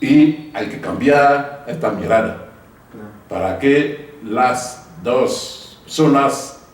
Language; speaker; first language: Spanish; non-native, fluent; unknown